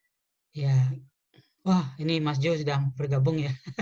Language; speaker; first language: Indonesian; native; Indonesian